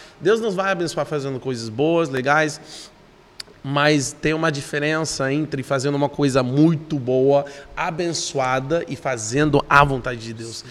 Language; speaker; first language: Portuguese; non-native, fluent; English